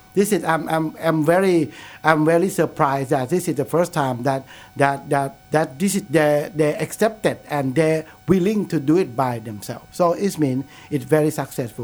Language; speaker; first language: English; non-native, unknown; Thai